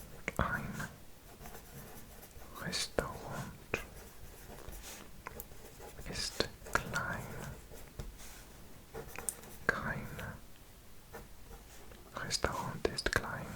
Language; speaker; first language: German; non-native, learner; Welsh